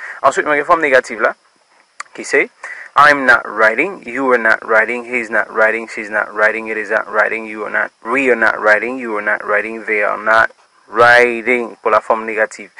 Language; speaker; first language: English; non-native, fluent; Haitian Creole